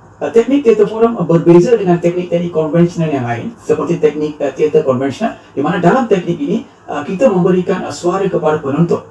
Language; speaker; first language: Malay; non-native, local second language; Tamil